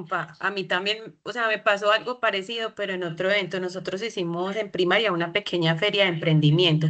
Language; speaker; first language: Spanish; native; Spanish